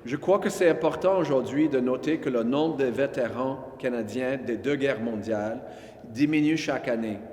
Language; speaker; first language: French; non-native, local second language; English